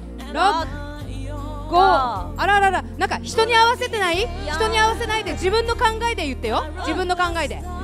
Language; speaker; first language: Japanese; native; Japanese